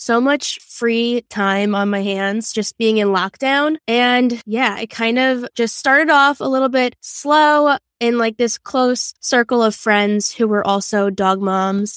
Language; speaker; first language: English; native; English